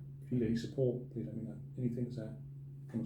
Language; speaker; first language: English; native; English